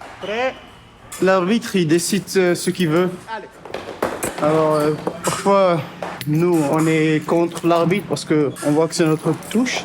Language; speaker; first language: French; non-native, local second language; Arabic